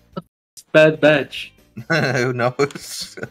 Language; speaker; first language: English; native; English